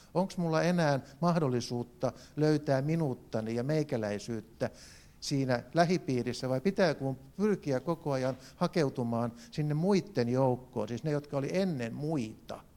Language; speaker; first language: Finnish; native; Finnish